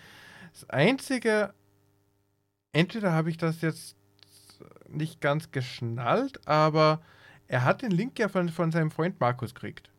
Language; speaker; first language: German; native; German